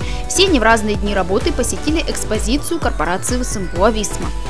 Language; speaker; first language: Russian; native; Russian